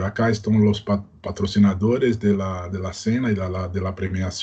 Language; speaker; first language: Spanish; non-native, learner; Portuguese